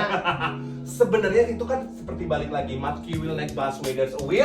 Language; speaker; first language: Indonesian; native; Indonesian